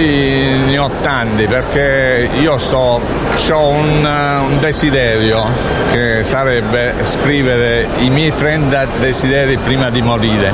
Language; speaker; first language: Italian; native; Italian